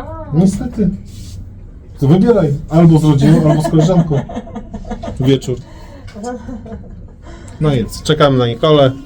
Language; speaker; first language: Polish; native; Polish